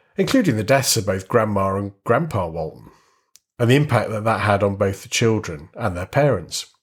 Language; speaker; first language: English; native; English